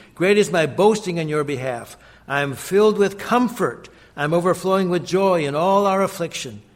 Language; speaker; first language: English; native; English